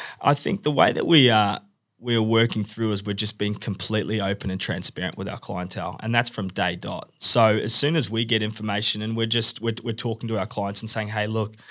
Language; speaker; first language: English; native; English